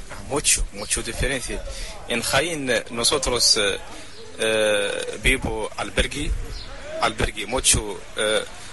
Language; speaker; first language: Spanish; non-native, learner; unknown